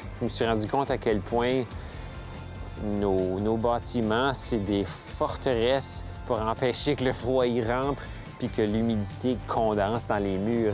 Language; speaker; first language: French; native; French